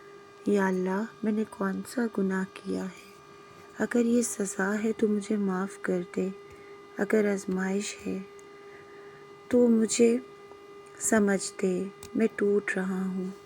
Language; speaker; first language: Urdu; native; Urdu